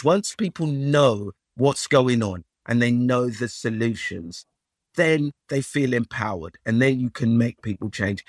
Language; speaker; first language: English; early bilingual, other home language; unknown